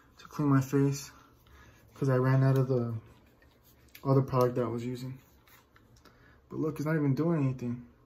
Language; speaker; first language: English; native; English